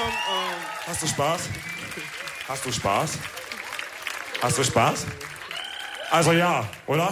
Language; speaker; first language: German; early bilingual, other home language; Wolof